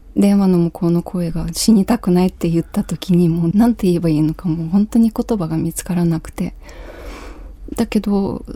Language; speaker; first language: Japanese; non-native, fluent; Ukrainian